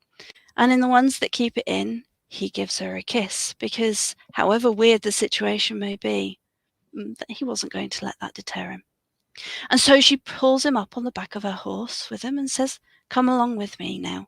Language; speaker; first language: English; native; English